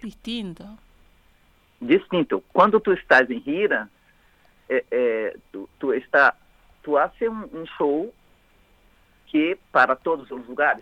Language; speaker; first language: Spanish; non-native, learner; Portuguese